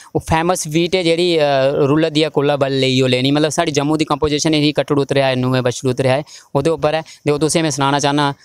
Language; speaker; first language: Hindi; native; Hindi